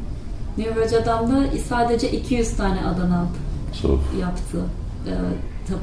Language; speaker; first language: Turkish; native; Turkish